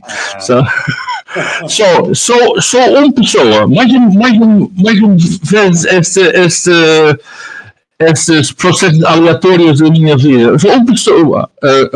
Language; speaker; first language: Portuguese; non-native, learner; Dutch